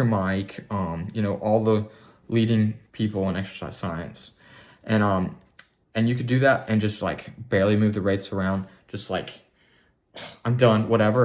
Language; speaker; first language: English; native; English